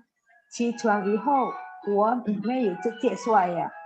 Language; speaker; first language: Chinese; non-native, learner; Indonesian